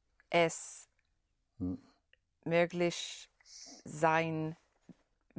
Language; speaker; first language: German; non-native, learner; English